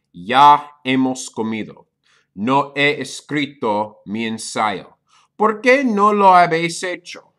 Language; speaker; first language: Spanish; non-native, fluent; English